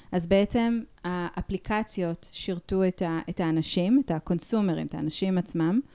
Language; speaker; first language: Hebrew; native; Hebrew